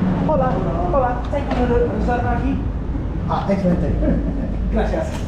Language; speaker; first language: Spanish; non-native, learner; English